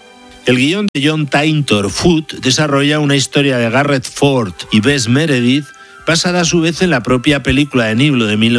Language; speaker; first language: Spanish; native; Spanish